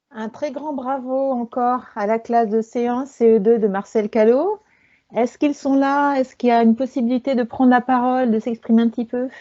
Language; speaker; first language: French; native; French